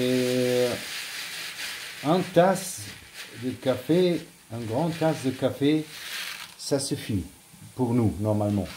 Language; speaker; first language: French; non-native, learner; German